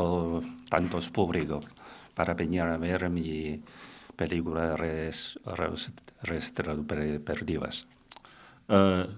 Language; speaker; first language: Spanish; non-native, learner; Chinese